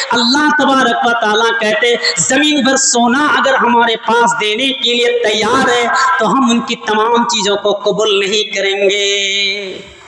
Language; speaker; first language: Urdu; non-native, local second language; Bangla